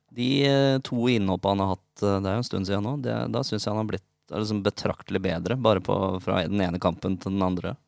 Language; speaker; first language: Norwegian; native; Norwegian